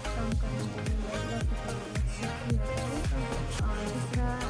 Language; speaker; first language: Hindi; non-native, learner; Nepali